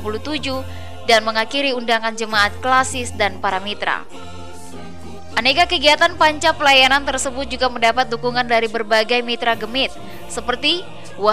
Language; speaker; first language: Indonesian; native; Indonesian